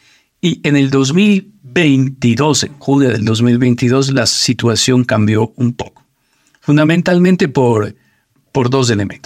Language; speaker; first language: Spanish; native; Spanish